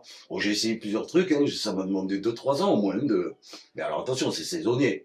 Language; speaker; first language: French; native; French